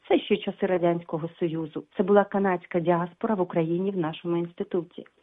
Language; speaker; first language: Ukrainian; non-native, local second language; Russian